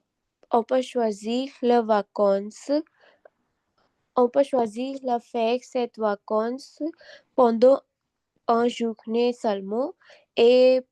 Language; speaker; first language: French; non-native, learner; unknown